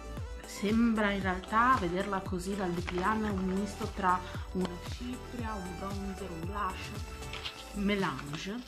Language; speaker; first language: Italian; native; Italian